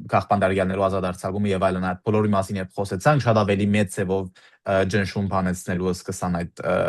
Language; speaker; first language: Armenian; early bilingual, heritage; Armenian